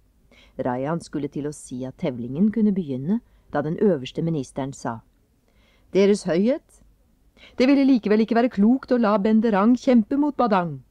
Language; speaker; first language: Norwegian; native; Norwegian